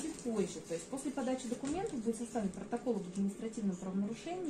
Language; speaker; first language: Russian; native; Russian